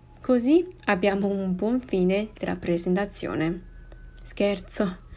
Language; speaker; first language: Italian; non-native, fluent; Chinese